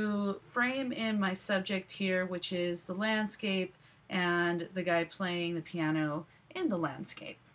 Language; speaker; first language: English; native; English